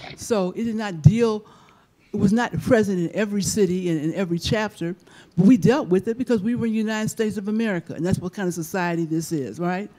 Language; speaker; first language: English; native; English